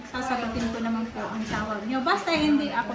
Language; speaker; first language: Filipino; native; Filipino